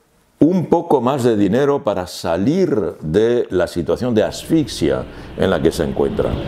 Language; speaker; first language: Spanish; native; Spanish